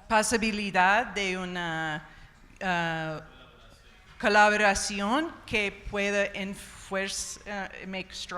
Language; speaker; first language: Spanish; non-native, learner; English